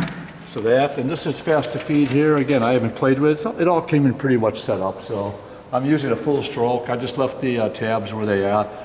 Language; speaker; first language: English; native; English